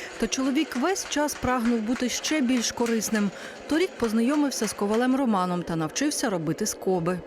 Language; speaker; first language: Ukrainian; native; Ukrainian